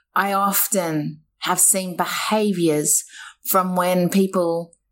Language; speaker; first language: English; native; English